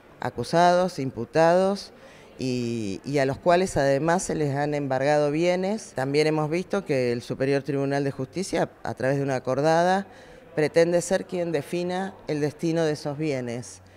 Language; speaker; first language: Spanish; native; Spanish